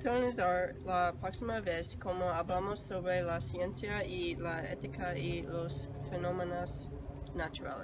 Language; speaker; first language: Spanish; non-native, learner; English